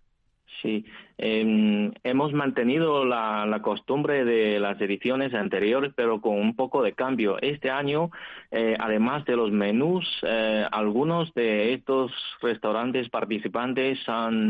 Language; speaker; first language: Spanish; non-native, fluent; Chinese